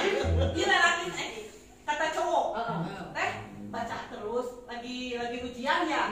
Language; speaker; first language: Indonesian; non-native, local second language; Sundanese